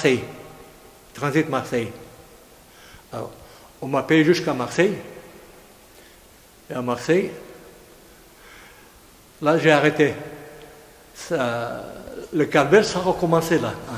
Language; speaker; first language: French; non-native, fluent; Greek